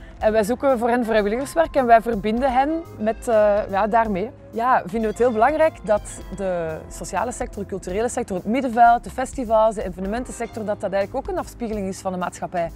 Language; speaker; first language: Dutch; native; Dutch